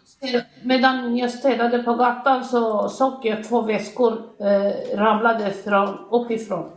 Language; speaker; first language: Swedish; non-native, learner; Arabic